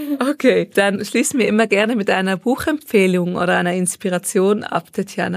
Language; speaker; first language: German; native; German